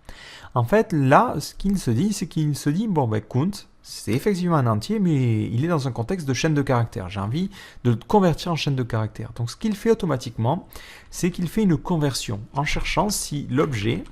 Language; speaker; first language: French; native; French